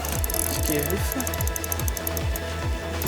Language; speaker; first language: German; non-native, learner; Dutch